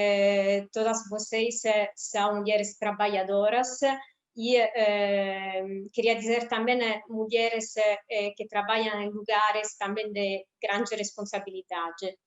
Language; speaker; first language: Portuguese; non-native, fluent; Italian